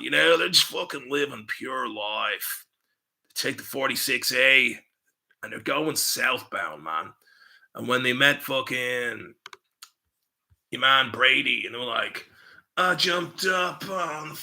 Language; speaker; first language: English; native; English